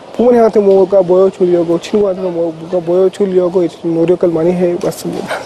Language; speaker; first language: Korean; non-native, fluent; Urdu